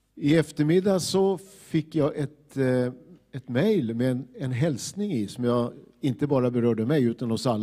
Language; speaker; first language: Swedish; native; Swedish